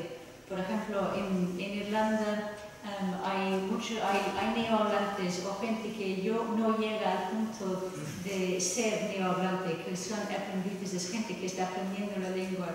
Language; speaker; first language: Spanish; non-native, fluent; English